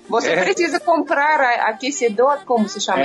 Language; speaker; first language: Portuguese; non-native, learner; Russian